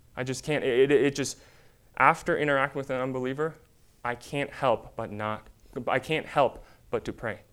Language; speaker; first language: English; early bilingual, other home language; Korean